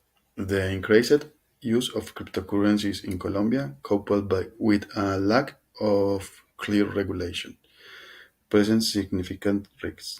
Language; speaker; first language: English; non-native, learner; Spanish